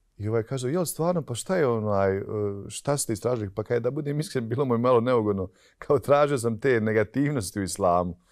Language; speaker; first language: Bosnian; native; Bosnian